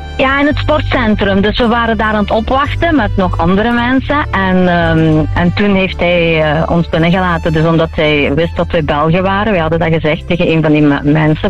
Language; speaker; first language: Dutch; early bilingual, other home language; Italian